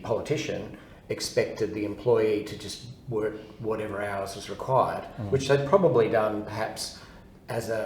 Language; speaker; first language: English; native; English